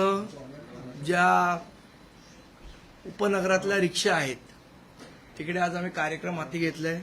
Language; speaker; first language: Marathi; native; Marathi